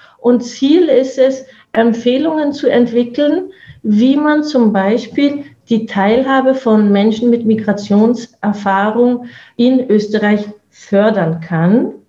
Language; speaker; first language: German; native; German